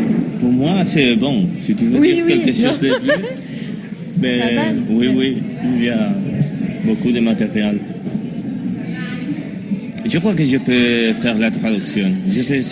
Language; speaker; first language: French; non-native, learner; Spanish